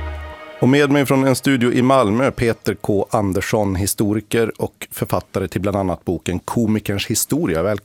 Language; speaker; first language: Swedish; native; Swedish